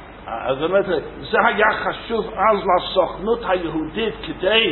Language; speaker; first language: Hebrew; non-native, fluent; English